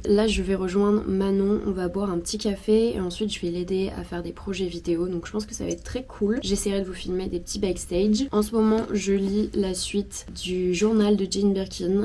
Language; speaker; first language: French; native; French